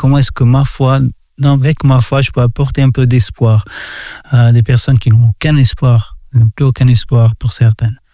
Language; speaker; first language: French; non-native, fluent; Portuguese